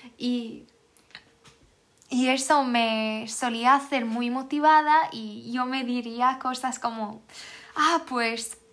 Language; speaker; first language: Spanish; non-native, fluent; Swedish